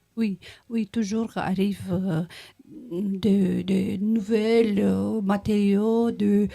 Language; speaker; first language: French; non-native, learner; Romanian